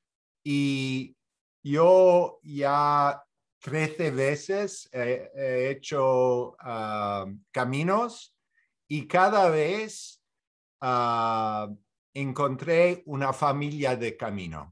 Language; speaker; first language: Spanish; non-native, fluent; English